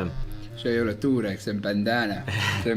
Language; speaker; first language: Estonian; native; Estonian